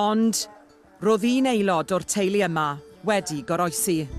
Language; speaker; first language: Welsh; native; Welsh